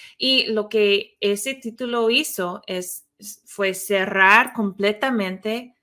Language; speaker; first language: Spanish; non-native, fluent; English